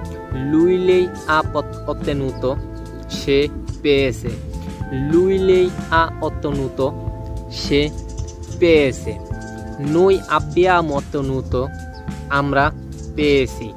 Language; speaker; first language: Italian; non-native, learner; Bangla